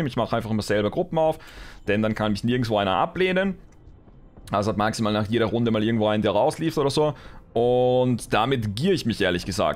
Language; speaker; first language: German; native; German